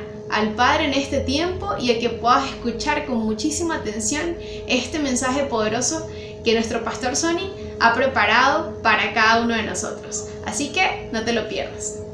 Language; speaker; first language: Spanish; native; Spanish